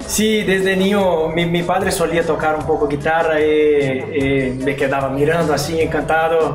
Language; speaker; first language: Spanish; non-native, learner; Portuguese